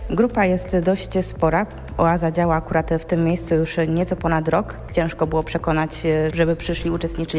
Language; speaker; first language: Polish; native; Polish